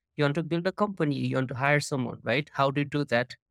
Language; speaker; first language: English; non-native, local second language; Nepali